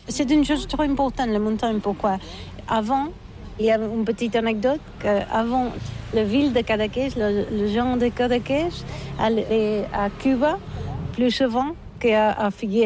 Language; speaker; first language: French; non-native, learner; Catalan